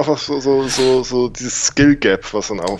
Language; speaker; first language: German; native; German